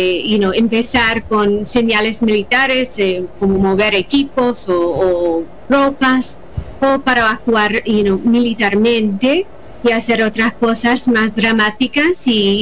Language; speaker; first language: Spanish; non-native, fluent; English